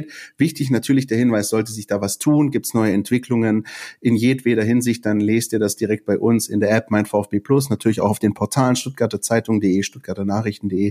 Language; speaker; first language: German; native; German